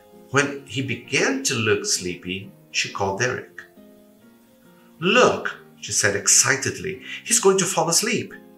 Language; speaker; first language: English; non-native, fluent; Portuguese